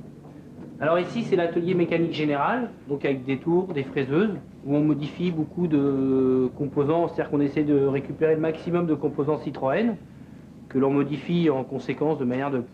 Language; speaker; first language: French; native; French